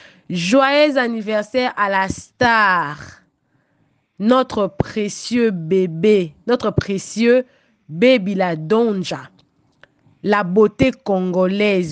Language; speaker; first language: French; non-native, local second language; Lingala